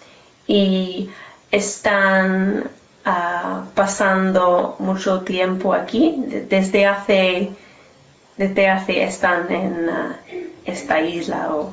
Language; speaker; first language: Spanish; non-native, learner; English